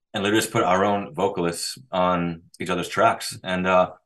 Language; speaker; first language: English; native; English